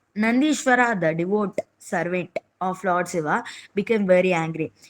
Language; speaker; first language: English; non-native, local second language; Telugu